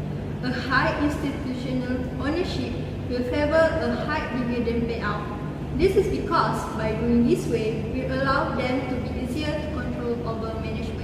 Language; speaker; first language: English; non-native, learner; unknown